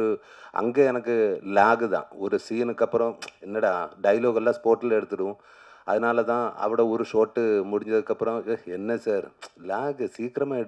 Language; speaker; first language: Tamil; non-native, learner; Malayalam